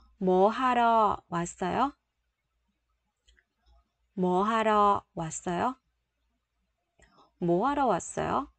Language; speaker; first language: Korean; non-native, fluent; Vietnamese